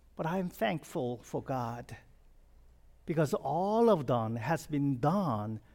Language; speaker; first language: English; non-native, fluent; Korean